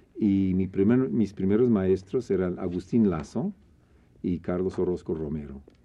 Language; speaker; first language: Spanish; non-native, fluent; English